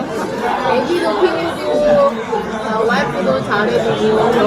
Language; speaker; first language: Korean; non-native, fluent; Chinese